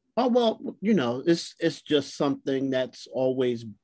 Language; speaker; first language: English; native; English